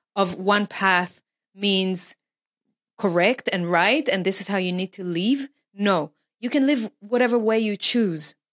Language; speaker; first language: English; non-native, fluent; Hebrew